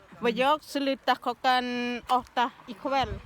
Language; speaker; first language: Swedish; non-native, learner; Thai